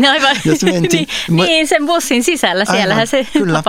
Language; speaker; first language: Finnish; native; Finnish